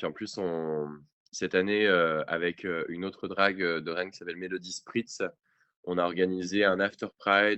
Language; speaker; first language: French; native; French